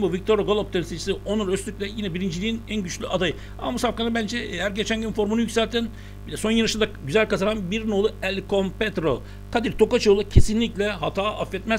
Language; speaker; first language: Turkish; native; Turkish